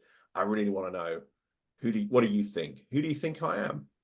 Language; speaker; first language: English; native; English